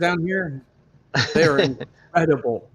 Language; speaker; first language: English; native; English